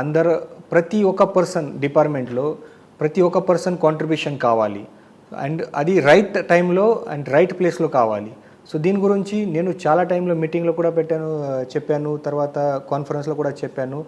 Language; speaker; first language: Telugu; non-native, learner; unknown